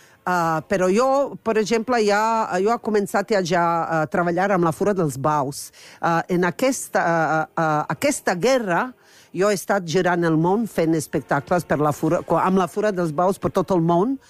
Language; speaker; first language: Catalan; non-native, fluent; Croatian